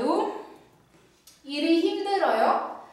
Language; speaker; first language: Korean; non-native, fluent; Indonesian